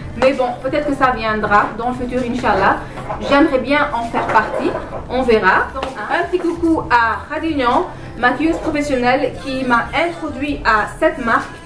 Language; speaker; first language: French; non-native, local second language; Wolof